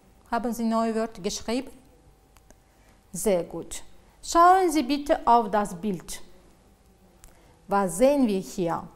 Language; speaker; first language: German; non-native, fluent; Uzbek